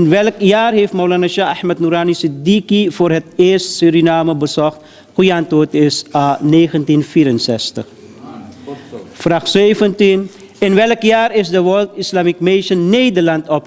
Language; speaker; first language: Dutch; early bilingual, other home language; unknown